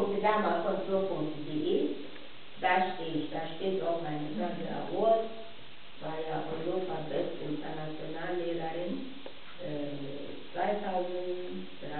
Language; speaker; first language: German; non-native, fluent; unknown